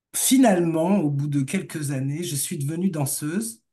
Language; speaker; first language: French; native; French